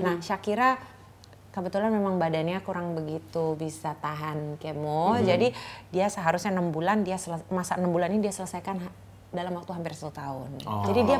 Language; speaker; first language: Indonesian; native; Indonesian